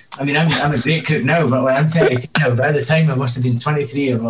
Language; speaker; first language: English; native; English